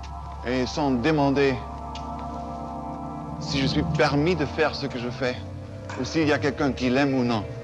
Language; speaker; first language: French; non-native, fluent; German